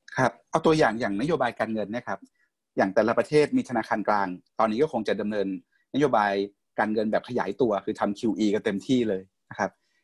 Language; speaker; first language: Thai; native; Thai